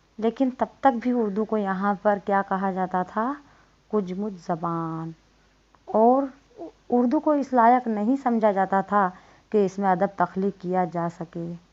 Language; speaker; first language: Urdu; native; Urdu